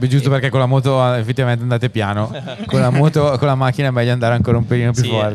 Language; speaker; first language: Italian; native; Italian